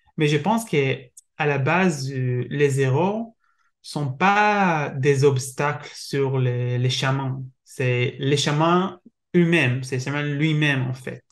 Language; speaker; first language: French; non-native, learner; Hebrew